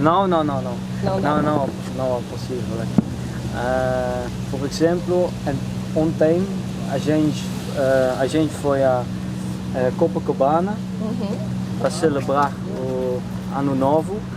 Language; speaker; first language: Portuguese; non-native, learner; Dutch